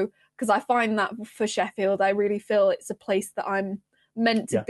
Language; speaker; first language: English; native; English